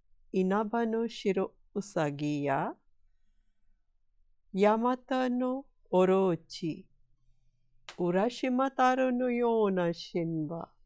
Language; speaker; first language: Japanese; non-native, fluent; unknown